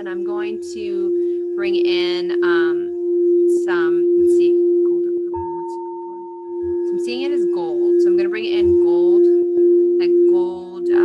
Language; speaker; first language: English; native; English